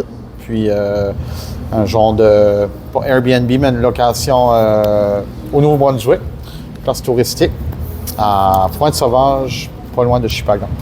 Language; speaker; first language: French; native; French